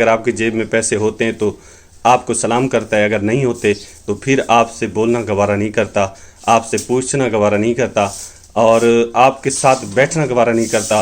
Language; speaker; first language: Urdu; non-native, local second language; Punjabi